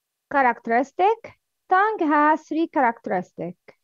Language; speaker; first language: English; non-native, learner; Arabic